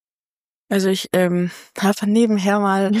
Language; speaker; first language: German; native; German